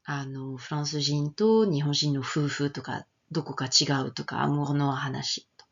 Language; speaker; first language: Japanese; non-native, fluent; French